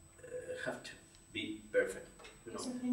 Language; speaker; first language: English; non-native, learner; Spanish